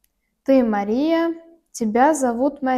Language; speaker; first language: Russian; non-native, fluent; Uzbek